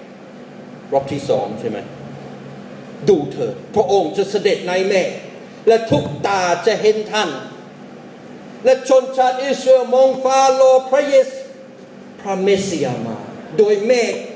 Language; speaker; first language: Thai; non-native, fluent; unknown